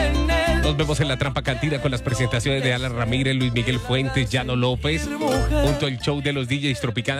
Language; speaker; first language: Spanish; native; Spanish